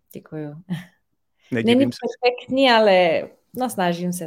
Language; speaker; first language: Czech; non-native, fluent; Slovenian